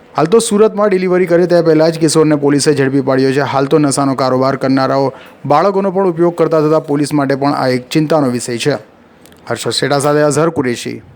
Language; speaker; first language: Gujarati; native; Gujarati